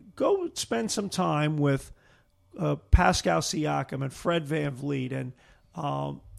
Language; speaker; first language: English; native; English